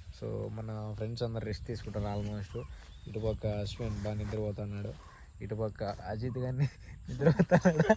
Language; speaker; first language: Telugu; native; Telugu